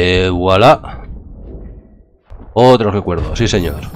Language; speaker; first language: Spanish; native; Spanish